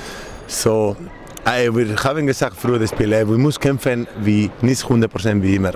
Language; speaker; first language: German; non-native, learner; Spanish